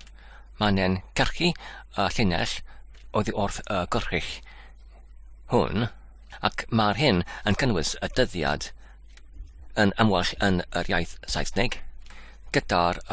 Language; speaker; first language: Welsh; non-native, fluent; English